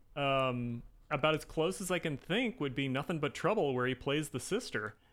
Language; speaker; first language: English; native; English